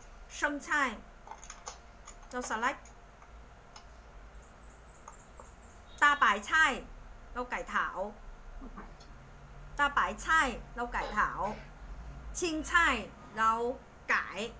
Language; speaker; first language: Chinese; non-native, fluent; Vietnamese